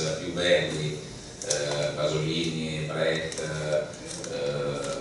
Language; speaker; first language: Italian; native; Italian